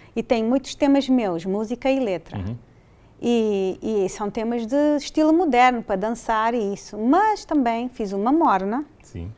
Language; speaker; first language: Portuguese; early bilingual, heritage; English